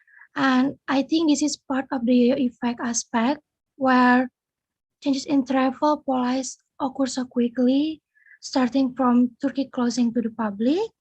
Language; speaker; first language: English; non-native, learner; Indonesian